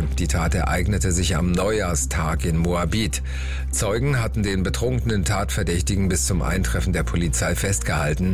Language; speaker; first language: German; native; German